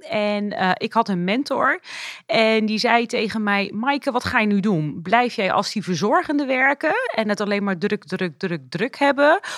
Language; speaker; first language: Dutch; native; Dutch